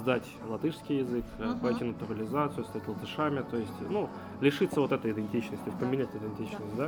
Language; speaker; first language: Russian; native; Russian